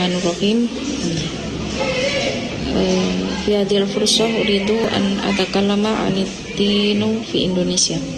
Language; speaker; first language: Arabic; non-native, learner; Indonesian